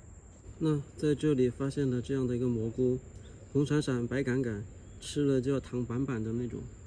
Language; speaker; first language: Chinese; native; Chinese